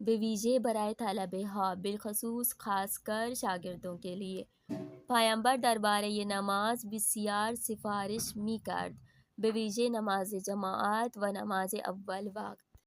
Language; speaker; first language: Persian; non-native, fluent; Urdu